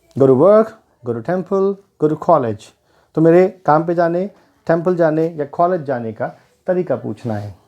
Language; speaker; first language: Hindi; native; Hindi